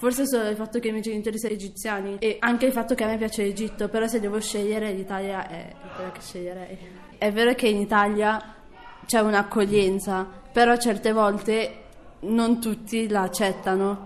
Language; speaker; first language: Italian; early bilingual, other home language; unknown